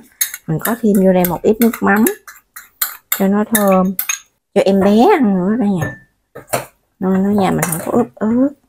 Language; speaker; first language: Vietnamese; native; Vietnamese